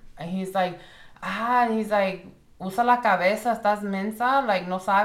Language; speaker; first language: English; early bilingual, other home language; Spanish